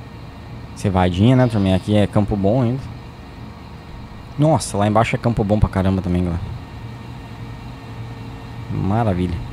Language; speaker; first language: Portuguese; native; Portuguese